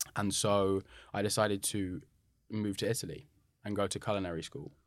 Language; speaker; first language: English; native; English